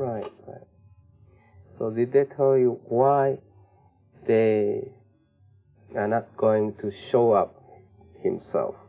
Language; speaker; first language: English; non-native, learner; Japanese